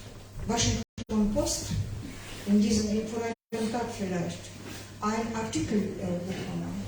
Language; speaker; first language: German; non-native, learner; Ukrainian